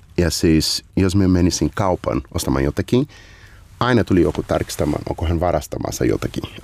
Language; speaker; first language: Finnish; non-native, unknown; Portuguese